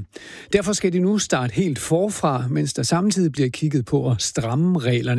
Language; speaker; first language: Danish; native; Danish